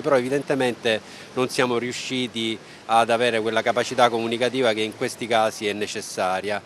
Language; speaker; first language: Italian; native; Italian